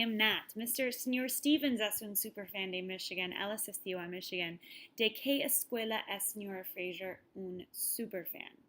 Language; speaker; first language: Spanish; non-native, fluent; English